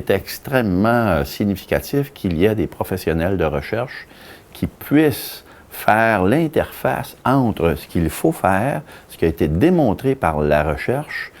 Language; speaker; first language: French; native; French